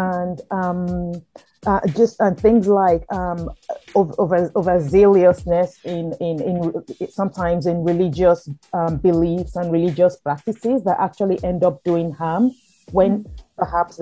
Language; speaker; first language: English; non-native, local second language; Yoruba